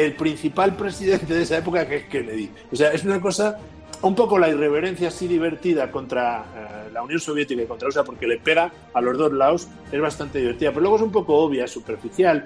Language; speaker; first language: Spanish; native; Spanish